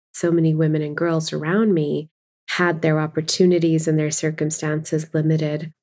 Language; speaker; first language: English; non-native, local second language; Urdu